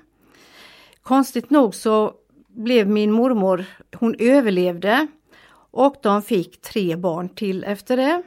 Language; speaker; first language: Swedish; native; Swedish